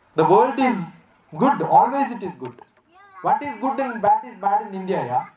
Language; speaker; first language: English; non-native, local second language; Malayalam